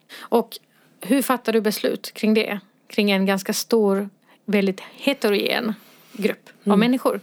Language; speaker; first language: Swedish; early bilingual, other home language; Arabic